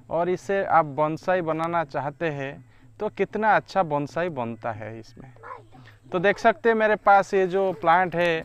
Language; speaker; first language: Hindi; non-native, local second language; Odia